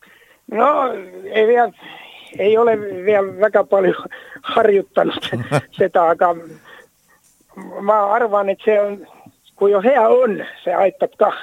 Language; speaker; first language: Estonian; non-native, learner; Finnish